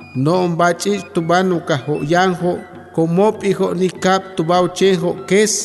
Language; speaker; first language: Spanish; non-native, local second language; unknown